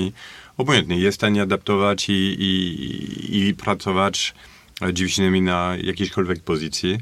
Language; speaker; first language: Polish; non-native, fluent; French